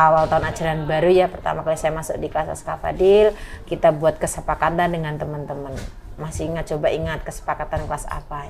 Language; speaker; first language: Indonesian; native; Indonesian